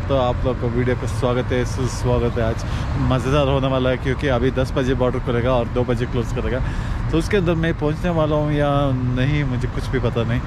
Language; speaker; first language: Hindi; non-native, local second language; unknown